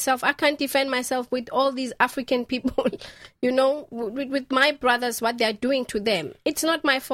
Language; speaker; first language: English; non-native, local second language; Southern Sotho